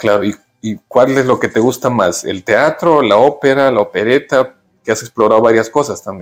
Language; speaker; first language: Spanish; native; Spanish